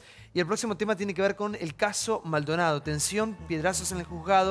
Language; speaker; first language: Spanish; native; Spanish